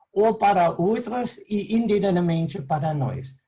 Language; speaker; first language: Portuguese; non-native, fluent; German